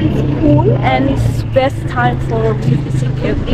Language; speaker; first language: English; non-native, learner; Persian